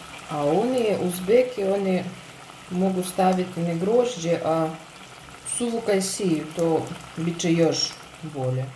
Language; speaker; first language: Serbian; non-native, learner; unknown